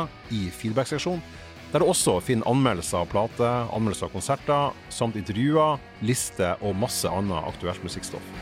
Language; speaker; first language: Norwegian; native; Norwegian